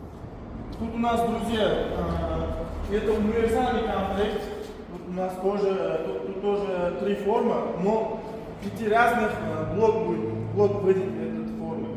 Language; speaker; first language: Russian; non-native, learner; Uzbek